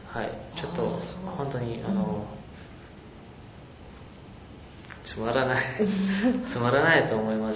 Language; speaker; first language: Japanese; non-native, learner; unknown